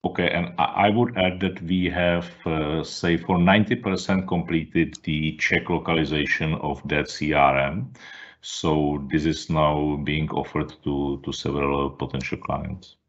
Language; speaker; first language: English; non-native, fluent; Czech